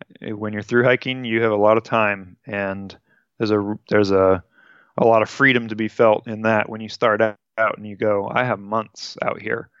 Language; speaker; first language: English; native; English